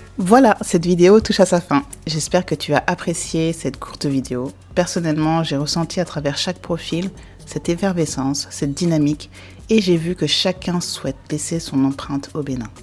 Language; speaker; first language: French; native; French